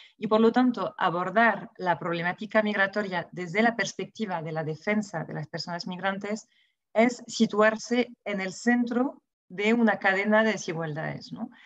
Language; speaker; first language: Spanish; non-native, fluent; French